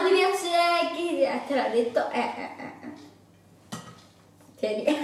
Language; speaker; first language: Italian; native; Italian